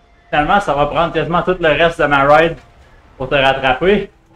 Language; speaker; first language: French; native; French